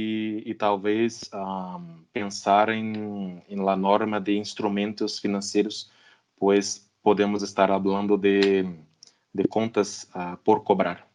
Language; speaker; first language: Spanish; non-native, fluent; Portuguese